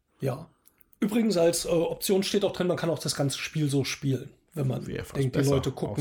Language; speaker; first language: German; native; German